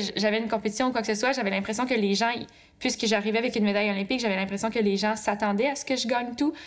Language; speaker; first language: French; native; French